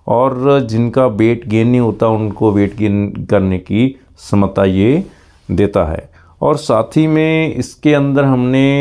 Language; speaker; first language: Hindi; non-native, local second language; Punjabi